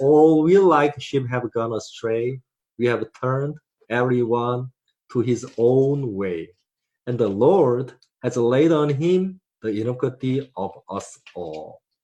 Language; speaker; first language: English; non-native, learner; Korean